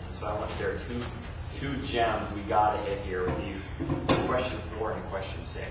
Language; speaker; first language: English; native; English